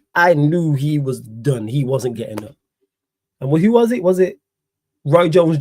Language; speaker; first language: English; native; English